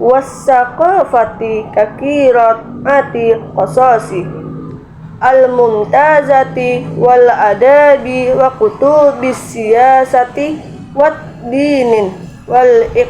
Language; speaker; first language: Arabic; non-native, learner; Indonesian